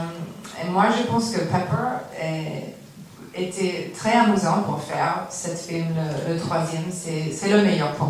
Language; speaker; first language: French; non-native, learner; English